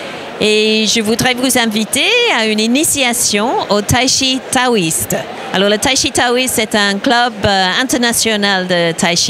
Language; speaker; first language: French; non-native, fluent; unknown